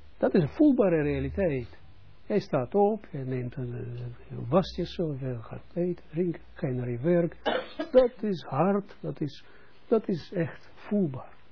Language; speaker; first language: Dutch; non-native, fluent; Russian